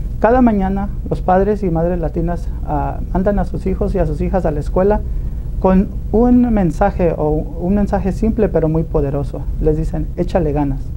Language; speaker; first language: Spanish; early bilingual, heritage; Spanish